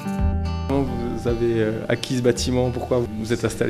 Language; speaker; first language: French; native; French